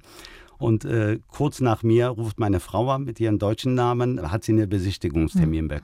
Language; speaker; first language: German; early bilingual, other home language; Turkish